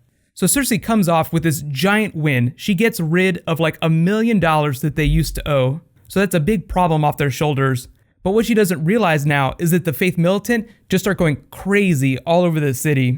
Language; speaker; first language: English; native; English